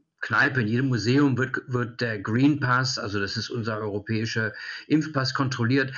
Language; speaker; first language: German; early bilingual, heritage; German